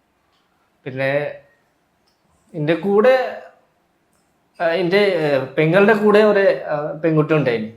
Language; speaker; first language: Malayalam; non-native, learner; Bangla